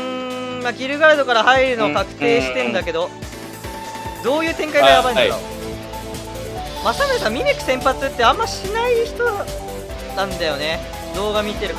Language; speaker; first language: Japanese; native; Japanese